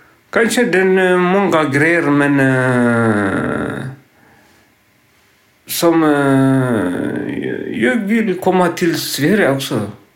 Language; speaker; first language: Swedish; non-native, learner; Tigrinya